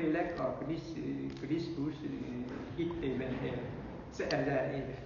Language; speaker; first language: Hungarian; non-native, learner; Vietnamese